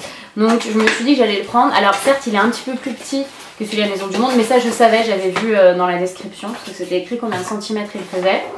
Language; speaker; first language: French; native; French